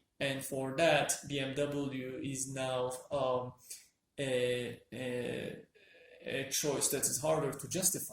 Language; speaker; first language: English; non-native, fluent; Turkish